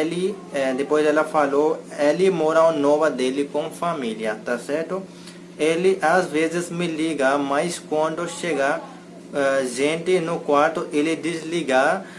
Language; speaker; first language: Portuguese; non-native, learner; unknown